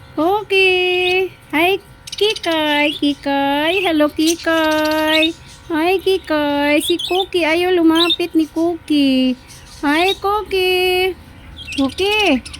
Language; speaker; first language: Filipino; non-native, local second language; Cebuano